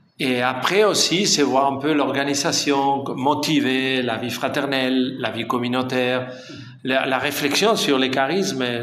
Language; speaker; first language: French; non-native, fluent; Spanish